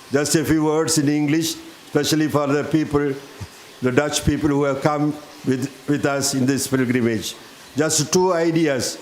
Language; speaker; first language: English; non-native, local second language; Tamil